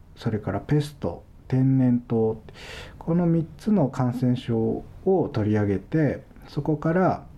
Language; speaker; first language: Japanese; native; Japanese